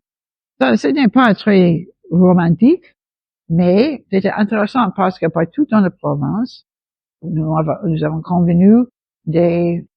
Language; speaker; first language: French; non-native, local second language; English